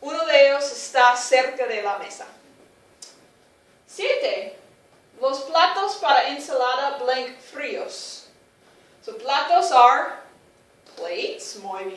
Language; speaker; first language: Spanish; non-native, fluent; English